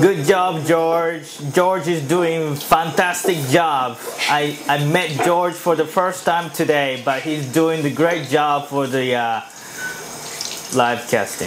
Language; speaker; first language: English; non-native, fluent; Japanese